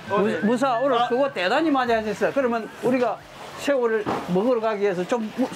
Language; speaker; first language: Korean; native; Korean